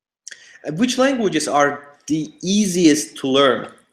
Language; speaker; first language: English; non-native, fluent; Turkish